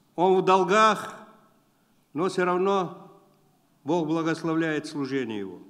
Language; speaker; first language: Russian; non-native, local second language; Uzbek